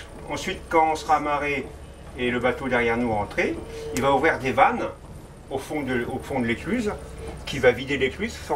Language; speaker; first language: French; native; French